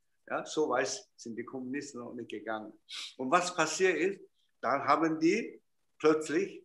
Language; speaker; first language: German; non-native, fluent; Chinese